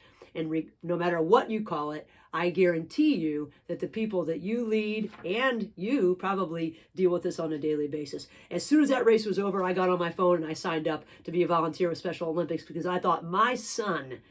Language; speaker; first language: English; native; English